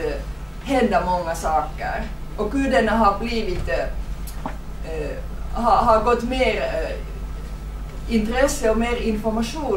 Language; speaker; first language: Swedish; non-native, fluent; Finnish